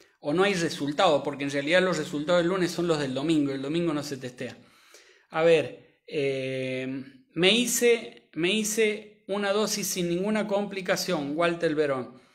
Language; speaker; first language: Spanish; native; Spanish